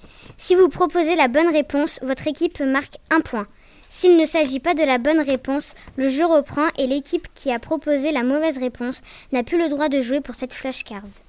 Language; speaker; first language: French; native; French